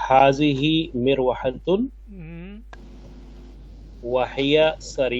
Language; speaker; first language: Arabic; non-native, learner; Urdu